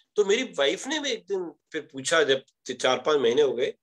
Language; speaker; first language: Hindi; native; Hindi